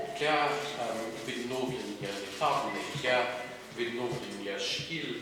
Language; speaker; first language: Ukrainian; non-native, fluent; English